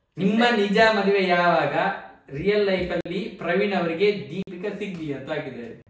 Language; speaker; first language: Kannada; non-native, local second language; Tulu